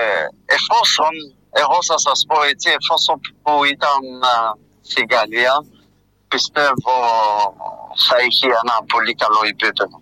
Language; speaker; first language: Greek; non-native, fluent; French